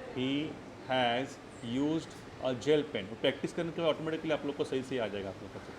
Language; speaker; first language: Hindi; non-native, local second language; Marathi